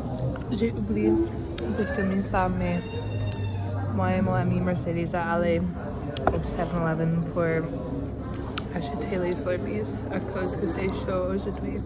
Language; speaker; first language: French; non-native, local second language; English